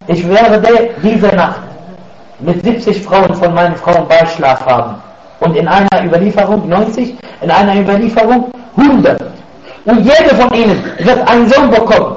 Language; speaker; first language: German; non-native, fluent; Arabic